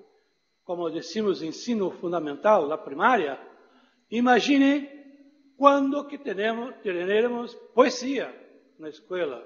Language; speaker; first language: Portuguese; non-native, fluent; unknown